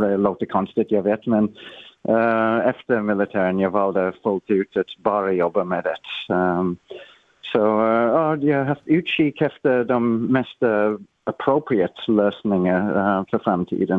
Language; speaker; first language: Swedish; non-native, fluent; English